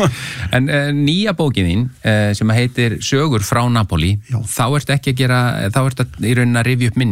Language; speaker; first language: Icelandic; native; Icelandic